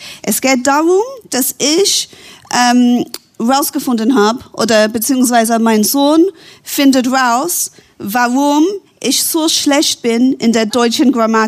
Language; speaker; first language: German; non-native, fluent; English